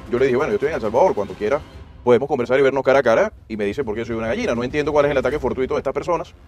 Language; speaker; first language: Spanish; native; Spanish